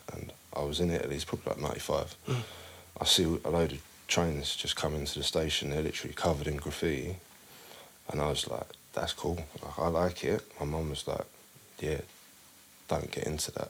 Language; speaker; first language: English; native; English